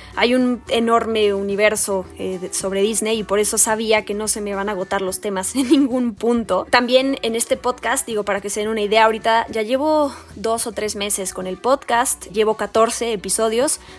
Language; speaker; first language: Spanish; native; Spanish